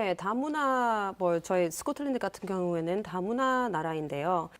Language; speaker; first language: Korean; non-native, fluent; English